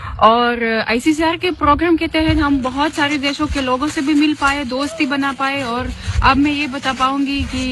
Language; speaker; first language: Hindi; non-native, fluent; Russian